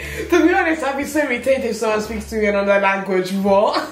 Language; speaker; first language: English; native; English